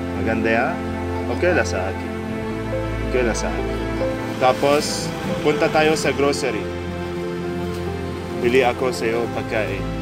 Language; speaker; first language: Filipino; non-native, learner; Arabic